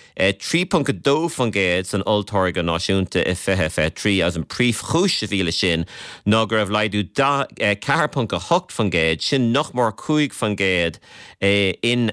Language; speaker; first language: Irish; native; Irish